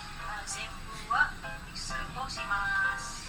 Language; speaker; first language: Japanese; non-native, learner; Indonesian